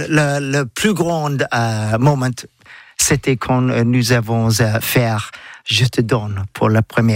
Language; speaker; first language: French; non-native, learner; English